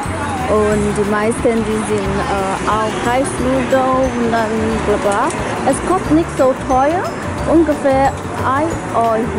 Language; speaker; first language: German; non-native, learner; Chinese